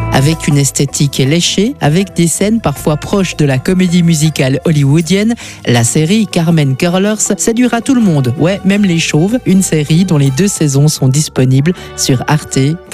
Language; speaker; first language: French; native; French